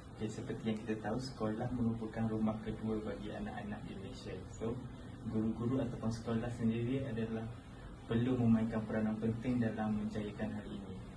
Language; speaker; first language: Malay; native; Malay